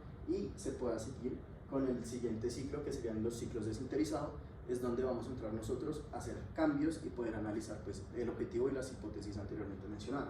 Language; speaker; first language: Spanish; native; Spanish